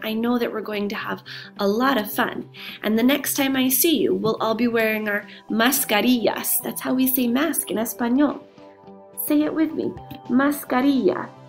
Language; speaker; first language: English; native; English